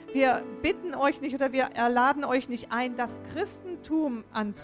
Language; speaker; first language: German; native; German